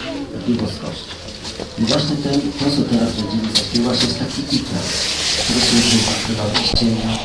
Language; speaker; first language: Polish; non-native, learner; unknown